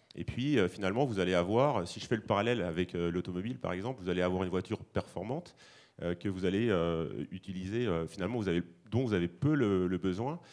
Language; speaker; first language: French; native; French